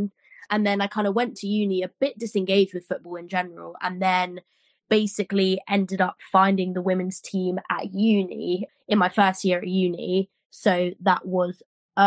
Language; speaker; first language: English; native; English